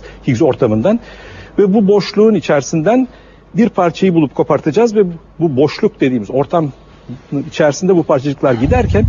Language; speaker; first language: Turkish; native; Turkish